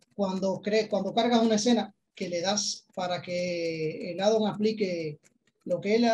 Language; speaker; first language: Spanish; native; Spanish